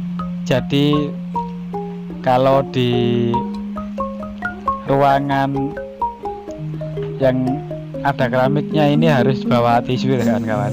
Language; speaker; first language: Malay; non-native, local second language; Javanese